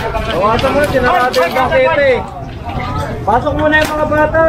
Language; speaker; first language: Filipino; native; Filipino